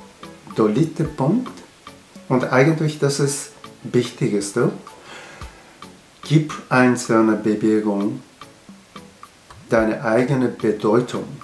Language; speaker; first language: German; non-native, learner; Japanese